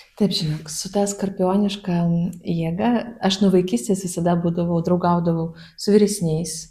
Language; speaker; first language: Lithuanian; non-native, fluent; Russian